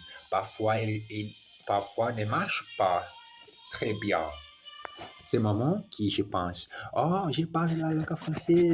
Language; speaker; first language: French; non-native, learner; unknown